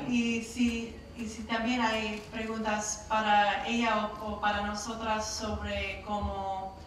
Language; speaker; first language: Spanish; non-native, learner; English